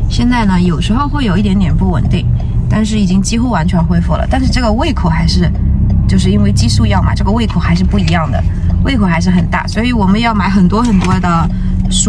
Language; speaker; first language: Chinese; native; Chinese